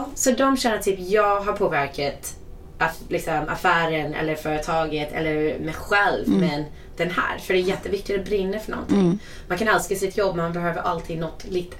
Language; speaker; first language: Swedish; non-native, fluent; English